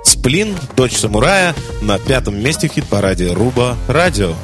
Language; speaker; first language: Russian; native; Russian